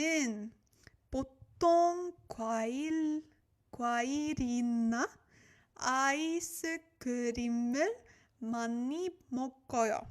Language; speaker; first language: Korean; non-native, learner; French